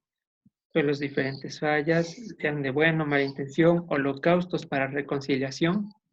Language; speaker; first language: Spanish; native; Spanish